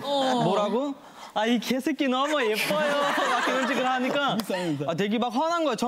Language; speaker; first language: Korean; non-native, fluent; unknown